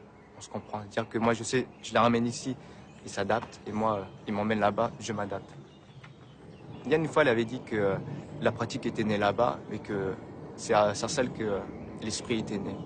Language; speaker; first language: French; native; French